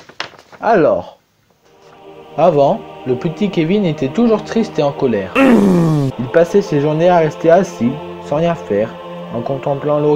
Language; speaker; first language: French; native; French